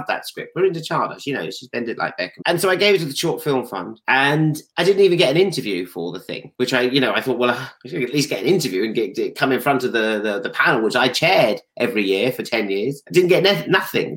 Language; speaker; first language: English; native; English